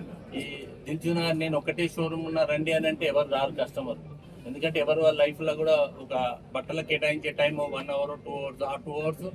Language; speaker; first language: Telugu; native; Telugu